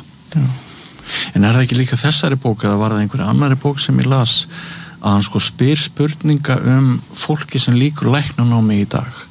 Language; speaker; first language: Icelandic; native; Icelandic